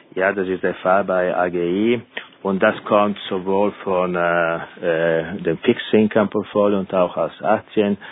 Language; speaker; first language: German; non-native, fluent; Italian